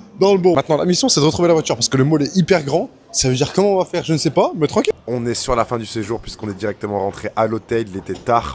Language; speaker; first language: French; native; French